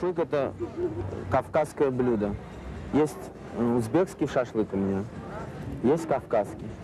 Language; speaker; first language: Russian; non-native, local second language; Uzbek